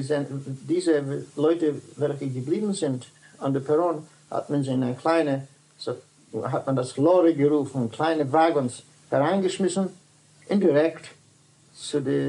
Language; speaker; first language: German; non-native, learner; Dutch